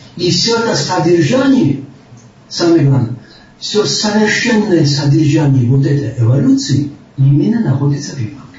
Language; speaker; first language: Russian; non-native, local second language; Georgian